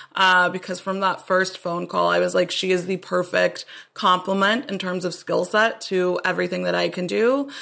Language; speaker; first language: English; native; English